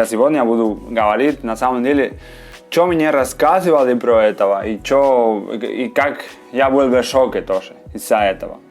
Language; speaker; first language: Russian; non-native, fluent; Spanish